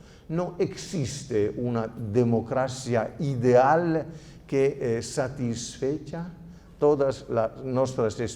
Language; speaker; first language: Spanish; non-native, fluent; Italian